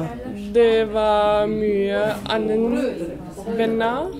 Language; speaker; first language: Norwegian; non-native, learner; German